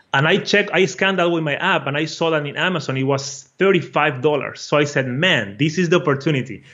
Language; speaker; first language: English; non-native, fluent; Portuguese